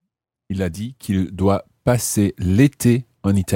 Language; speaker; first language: French; non-native, fluent; English